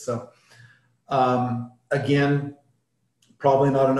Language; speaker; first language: English; native; English